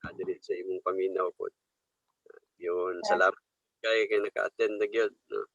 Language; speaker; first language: Cebuano; non-native, local second language; Hiligaynon